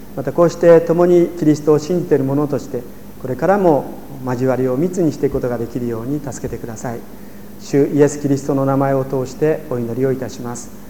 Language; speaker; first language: Japanese; native; Japanese